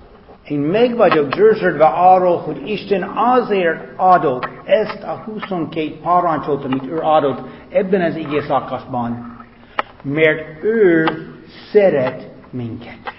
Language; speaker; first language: Hungarian; non-native, fluent; English